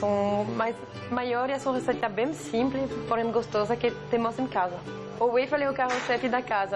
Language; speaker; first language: Portuguese; non-native, fluent; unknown